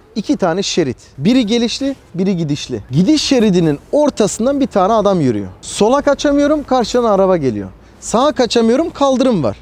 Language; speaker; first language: Turkish; early bilingual, heritage; Turkish